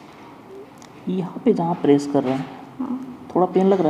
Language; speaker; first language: Hindi; native; Hindi